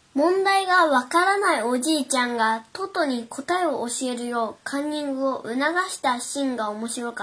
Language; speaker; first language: Japanese; non-native, learner; Chinese